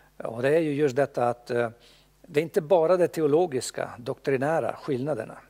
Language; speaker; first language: Swedish; non-native, fluent; Bosnian